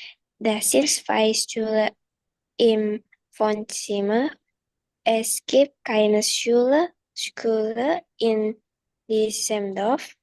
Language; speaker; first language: German; non-native, learner; Indonesian